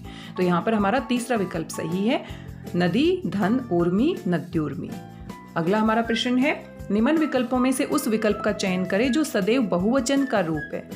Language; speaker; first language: Hindi; native; Hindi